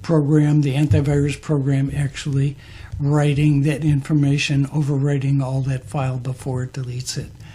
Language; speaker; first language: English; native; English